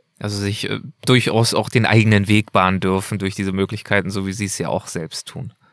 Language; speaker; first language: German; native; German